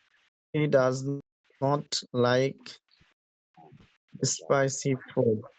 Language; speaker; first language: English; non-native, learner; Bangla